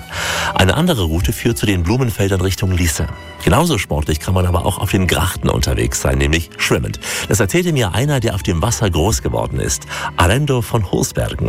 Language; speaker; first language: German; native; German